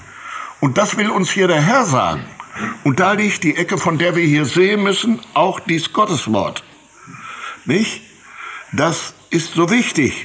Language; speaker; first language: German; native; German